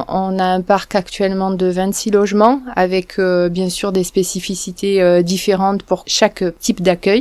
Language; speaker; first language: French; native; French